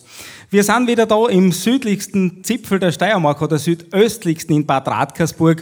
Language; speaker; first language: German; native; German